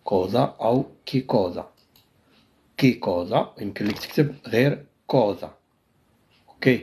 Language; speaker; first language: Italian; non-native, fluent; Arabic